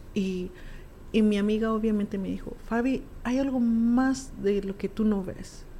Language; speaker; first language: Spanish; early bilingual, heritage; Spanish